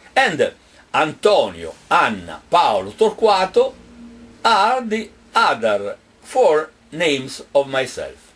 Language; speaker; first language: English; non-native, fluent; Italian